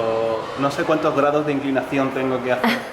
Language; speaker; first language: Spanish; native; Spanish